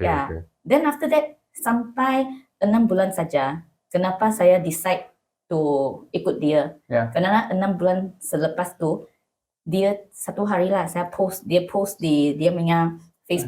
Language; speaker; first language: Indonesian; non-native, learner; Malay